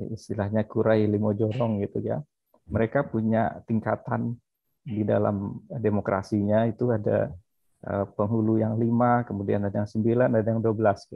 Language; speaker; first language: Indonesian; native; Indonesian